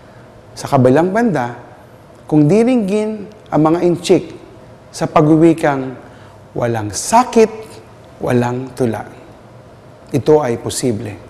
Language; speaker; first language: Filipino; native; Filipino